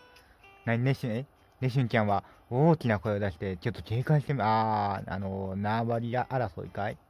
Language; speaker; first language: Japanese; native; Japanese